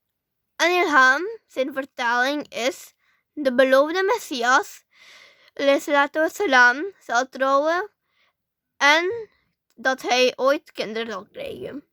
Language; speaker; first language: Dutch; early bilingual, other home language; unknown